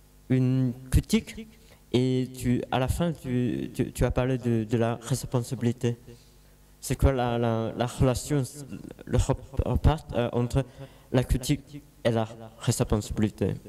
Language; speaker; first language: French; non-native, learner; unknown